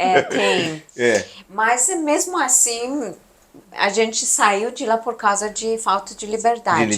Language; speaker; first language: Portuguese; non-native, learner; Persian